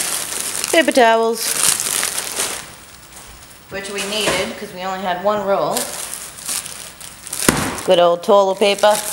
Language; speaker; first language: English; native; English